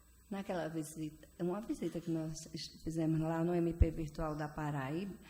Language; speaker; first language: Portuguese; native; Portuguese